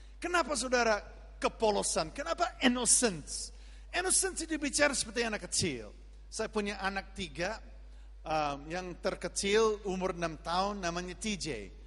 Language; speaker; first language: Indonesian; non-native, fluent; English